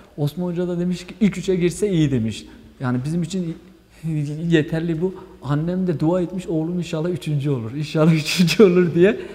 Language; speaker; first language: Turkish; non-native, local second language; Kurdish